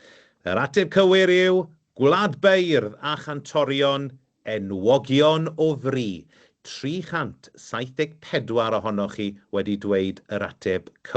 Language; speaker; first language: Welsh; native; Welsh